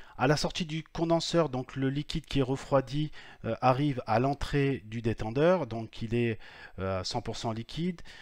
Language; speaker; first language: French; native; French